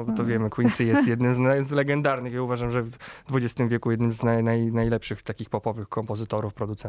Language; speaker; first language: Polish; native; Polish